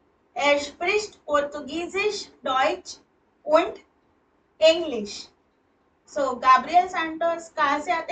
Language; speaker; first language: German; non-native, fluent; Hindi